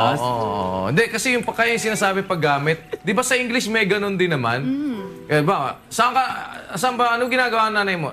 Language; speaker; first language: Filipino; native; Filipino